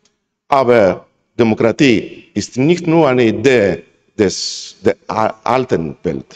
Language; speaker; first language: German; non-native, fluent; Greek